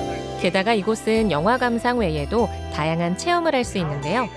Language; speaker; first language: Korean; native; Korean